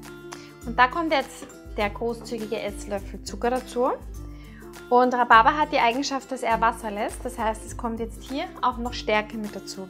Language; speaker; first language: German; native; German